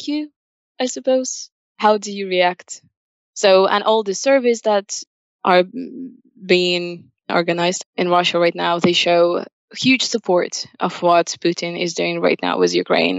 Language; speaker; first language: English; non-native, fluent; Russian